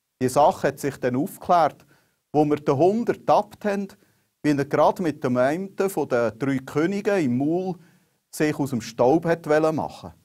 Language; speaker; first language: German; native; German